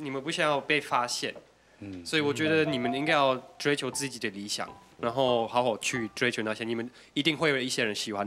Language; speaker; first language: Chinese; non-native, fluent; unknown